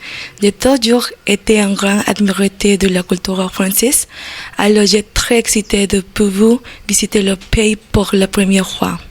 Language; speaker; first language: French; non-native, learner; Spanish